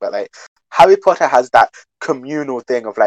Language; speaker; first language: English; native; English